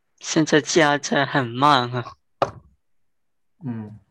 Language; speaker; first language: Chinese; early bilingual, heritage; Chinese